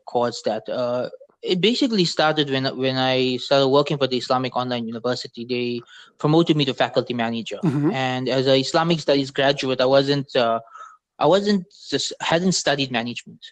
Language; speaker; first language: English; native; English